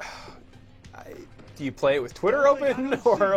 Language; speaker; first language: English; native; English